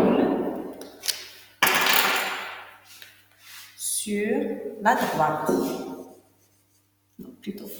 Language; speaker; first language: French; non-native, local second language; Arabic